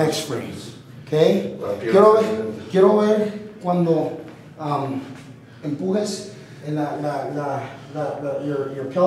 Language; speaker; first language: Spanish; early bilingual, heritage; Spanish